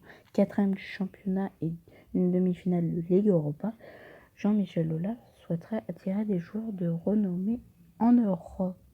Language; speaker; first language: French; native; French